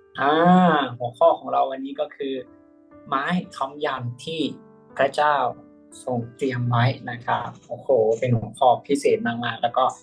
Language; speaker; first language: Thai; native; Thai